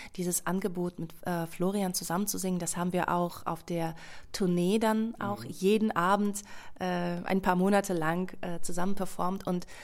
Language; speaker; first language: German; non-native, fluent; Russian